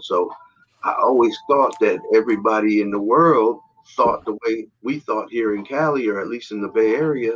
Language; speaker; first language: English; native; English